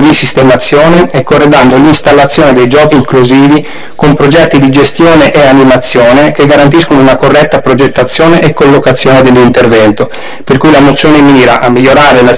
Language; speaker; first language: Italian; native; Italian